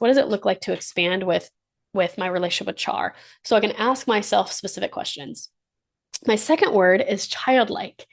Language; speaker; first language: English; native; English